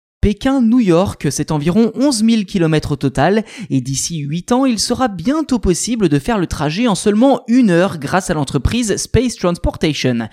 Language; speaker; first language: French; native; French